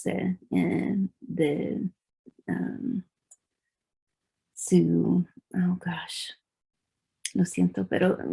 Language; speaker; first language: Spanish; early bilingual, heritage; English